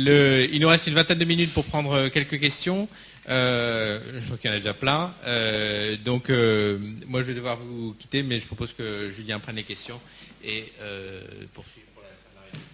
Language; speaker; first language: French; native; French